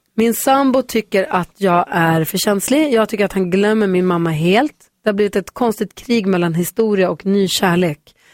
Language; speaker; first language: Swedish; native; Swedish